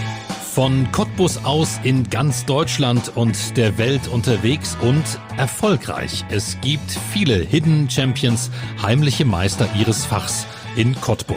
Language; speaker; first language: German; native; German